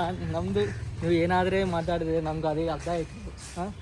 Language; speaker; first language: Kannada; non-native, learner; Telugu